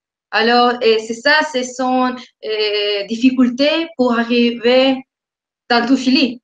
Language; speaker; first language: French; non-native, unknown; Spanish